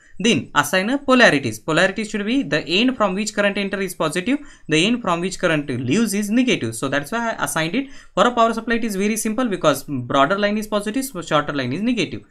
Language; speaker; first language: English; non-native, local second language; Marathi